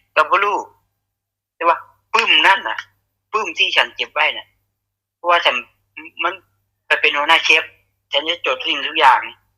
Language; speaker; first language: Thai; native; Thai